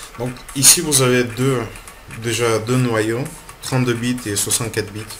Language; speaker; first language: French; non-native, fluent; Russian